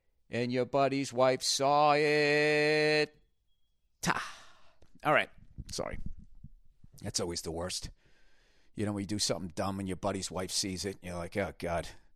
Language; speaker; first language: English; native; English